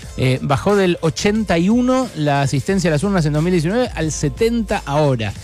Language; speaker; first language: Spanish; native; Spanish